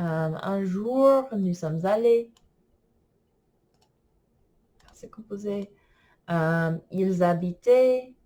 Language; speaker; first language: French; non-native, fluent; English